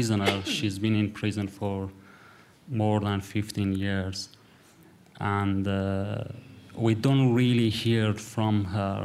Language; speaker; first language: English; non-native, fluent; Kurdish